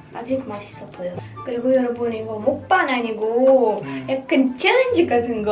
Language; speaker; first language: Korean; non-native, learner; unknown